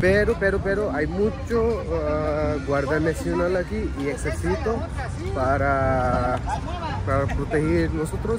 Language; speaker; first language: Spanish; non-native, learner; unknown